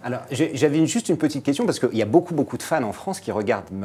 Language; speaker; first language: French; native; French